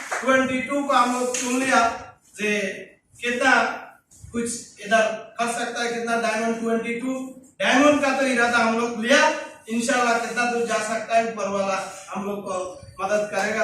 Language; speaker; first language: Hindi; non-native, fluent; Bangla